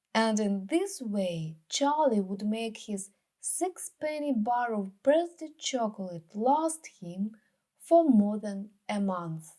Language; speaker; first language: English; non-native, fluent; Ukrainian